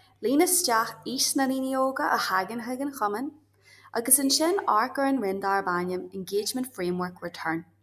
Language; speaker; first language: Irish; native; Irish